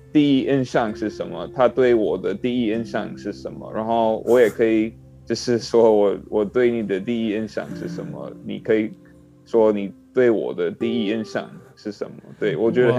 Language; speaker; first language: Chinese; non-native, learner; English